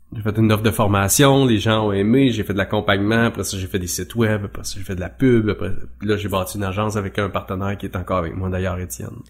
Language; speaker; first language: French; native; French